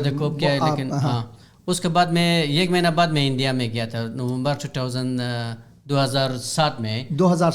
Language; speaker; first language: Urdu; non-native, learner; Hazaragi